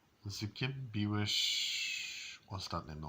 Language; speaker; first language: Polish; non-native, learner; English